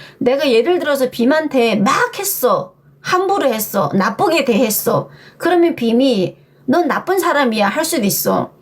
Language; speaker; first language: Korean; native; Korean